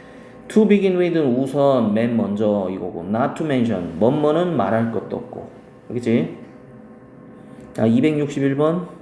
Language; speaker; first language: Korean; native; Korean